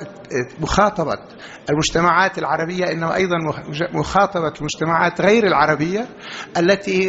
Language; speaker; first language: Arabic; native; Arabic